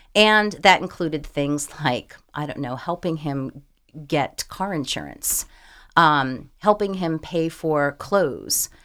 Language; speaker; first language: English; native; English